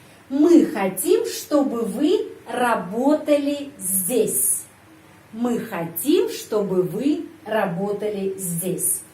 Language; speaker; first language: Russian; non-native, fluent; Indonesian